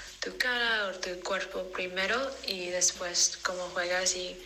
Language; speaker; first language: Spanish; non-native, learner; English